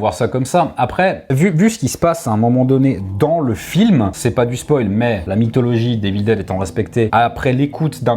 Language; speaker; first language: French; native; French